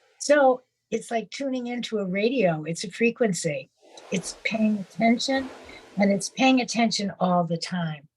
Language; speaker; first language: English; native; English